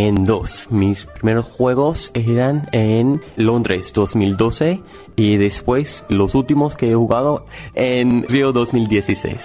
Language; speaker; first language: Spanish; non-native, fluent; English